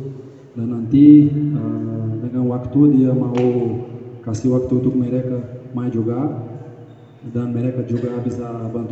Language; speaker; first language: Indonesian; non-native, fluent; Portuguese